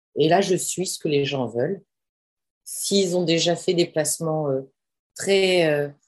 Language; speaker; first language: French; native; French